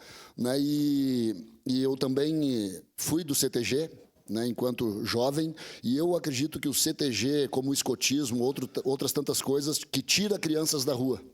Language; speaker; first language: Portuguese; native; Portuguese